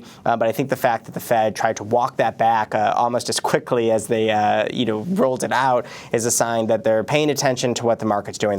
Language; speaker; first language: English; native; English